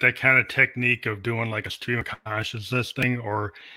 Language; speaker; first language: English; native; English